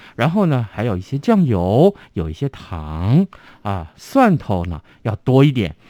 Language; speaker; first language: Chinese; non-native, local second language; Min Nan Chinese